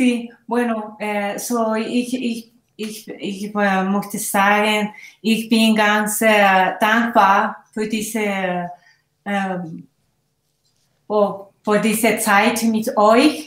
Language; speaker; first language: German; non-native, learner; Spanish